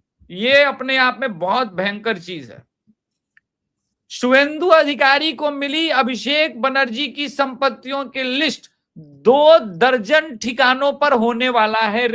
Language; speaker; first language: Hindi; native; Hindi